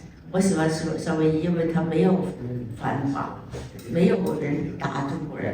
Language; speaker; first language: Chinese; non-native, local second language; Cantonese